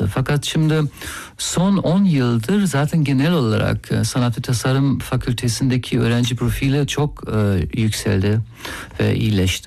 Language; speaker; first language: Turkish; non-native, fluent; German